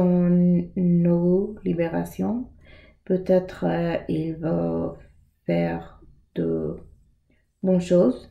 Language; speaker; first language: French; non-native, learner; English